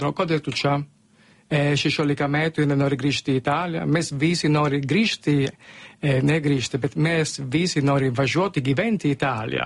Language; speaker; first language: Lithuanian; non-native, learner; Italian